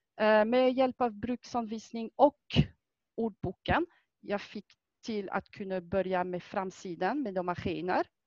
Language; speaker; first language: Swedish; non-native, fluent; French